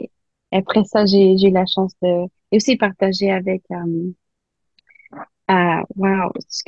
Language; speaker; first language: French; non-native, local second language; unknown